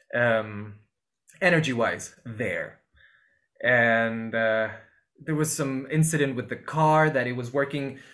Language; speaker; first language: English; non-native, fluent; Spanish